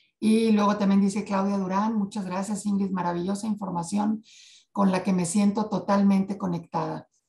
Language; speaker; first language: Spanish; native; Spanish